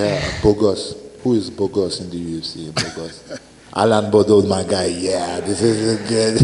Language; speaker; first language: English; non-native, learner; French